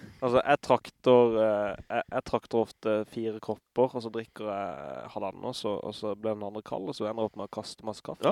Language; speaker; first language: Norwegian; native; Norwegian